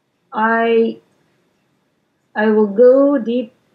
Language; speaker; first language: English; non-native, learner; Russian